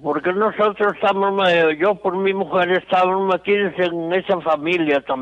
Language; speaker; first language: Spanish; non-native, local second language; Galician